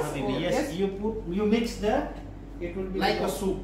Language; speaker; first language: English; non-native, learner; Nepali